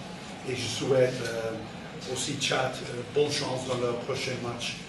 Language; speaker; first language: French; non-native, fluent; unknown